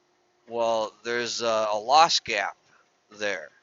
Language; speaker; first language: English; native; English